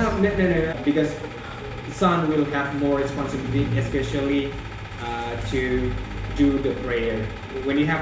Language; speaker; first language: English; non-native, fluent; Indonesian